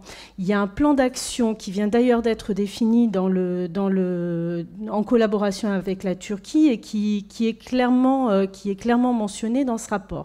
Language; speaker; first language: French; native; French